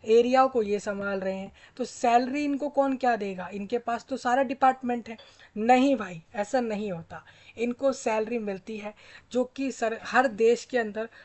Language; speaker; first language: Hindi; native; Hindi